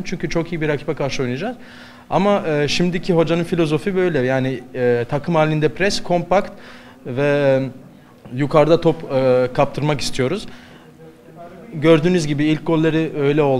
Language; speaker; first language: Turkish; early bilingual, heritage; Turkish